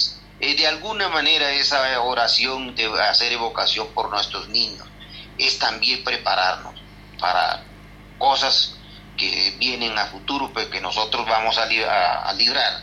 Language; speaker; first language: Spanish; non-native, local second language; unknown